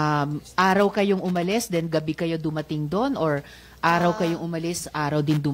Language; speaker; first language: Filipino; native; Filipino